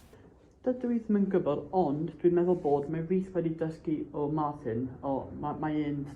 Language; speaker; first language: Welsh; non-native, local second language; English